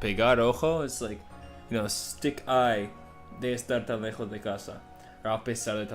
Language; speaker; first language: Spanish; non-native, fluent; English